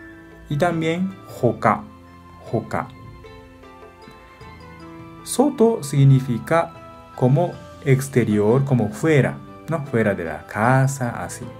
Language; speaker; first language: Spanish; non-native, fluent; Japanese